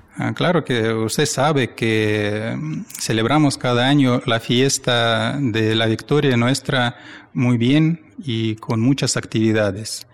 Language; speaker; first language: Spanish; non-native, fluent; Russian